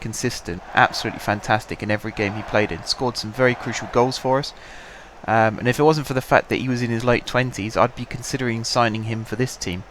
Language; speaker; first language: English; native; English